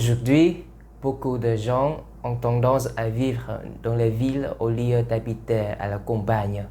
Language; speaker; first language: French; non-native, learner; Vietnamese